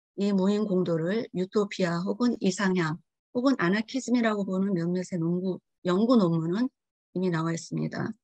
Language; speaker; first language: Korean; early bilingual, heritage; Korean